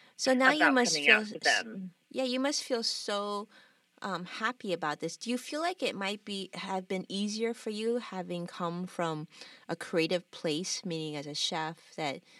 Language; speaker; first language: English; native; English